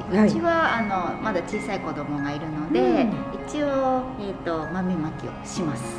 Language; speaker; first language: Japanese; native; Japanese